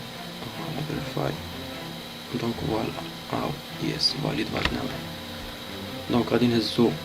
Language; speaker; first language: Arabic; native; Arabic